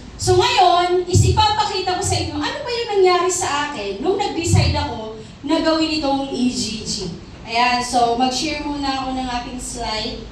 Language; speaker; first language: Filipino; non-native, local second language; Masbatenyo